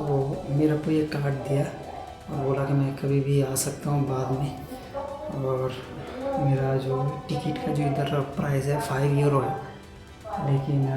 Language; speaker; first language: Hindi; non-native, local second language; Bangla